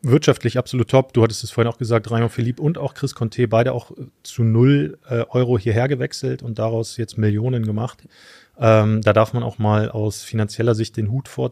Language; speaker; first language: German; native; German